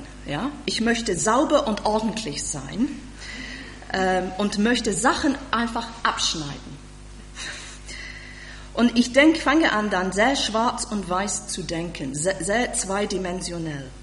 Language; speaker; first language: German; non-native, fluent; English